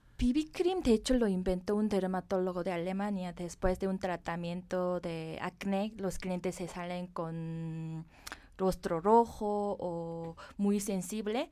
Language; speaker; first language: Spanish; non-native, fluent; Korean